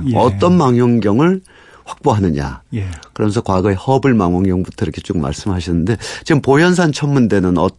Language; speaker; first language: Korean; native; Korean